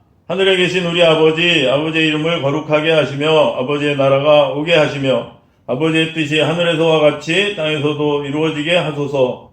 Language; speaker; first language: Korean; native; Korean